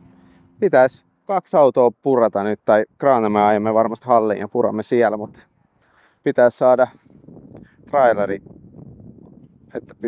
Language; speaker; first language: Finnish; non-native, fluent; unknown